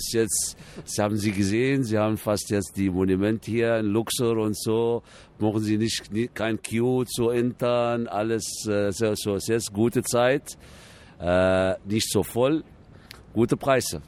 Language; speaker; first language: German; non-native, fluent; Arabic